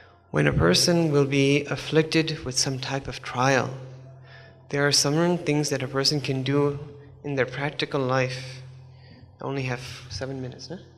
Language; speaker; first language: English; native; English